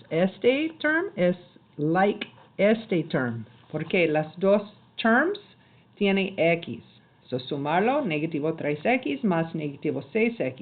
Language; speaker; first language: Spanish; non-native, learner; English